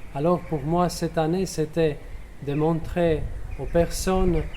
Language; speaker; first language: French; non-native, fluent; Croatian